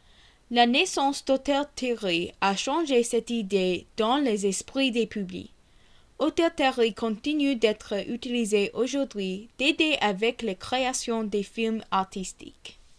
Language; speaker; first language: French; non-native, learner; English